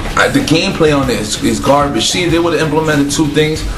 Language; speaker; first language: English; native; English